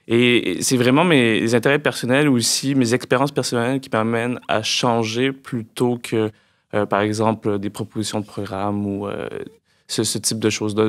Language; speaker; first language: French; native; French